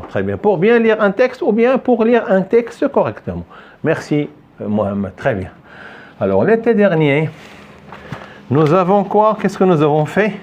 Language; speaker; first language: French; non-native, local second language; Arabic